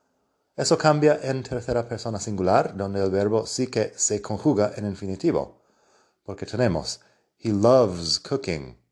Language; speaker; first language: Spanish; non-native, fluent; English